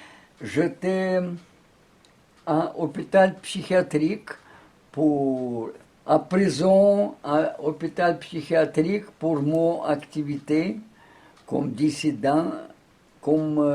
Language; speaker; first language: French; non-native, learner; Russian